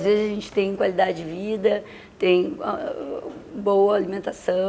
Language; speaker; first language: Portuguese; native; Portuguese